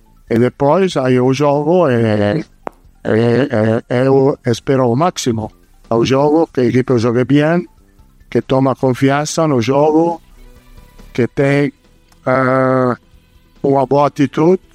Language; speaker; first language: Portuguese; non-native, learner; Italian